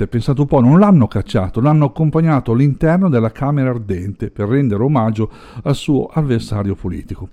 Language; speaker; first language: Italian; native; Italian